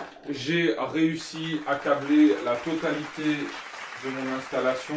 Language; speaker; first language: French; native; French